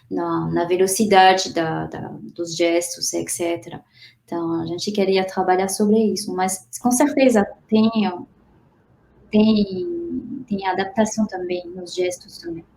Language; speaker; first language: Portuguese; non-native, fluent; French